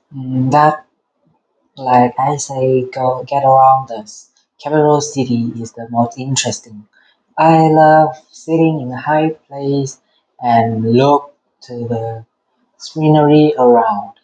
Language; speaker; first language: English; non-native, learner; Vietnamese